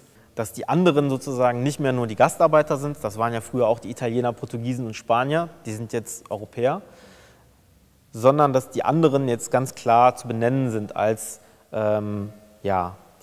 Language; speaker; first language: German; early bilingual, other home language; Turkish